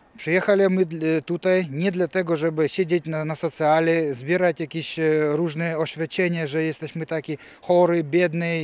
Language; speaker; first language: Polish; early bilingual, heritage; Ukrainian